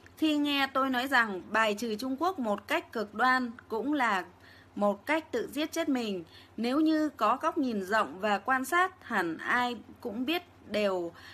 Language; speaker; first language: Vietnamese; native; Vietnamese